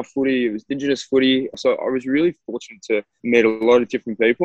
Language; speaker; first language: English; native; English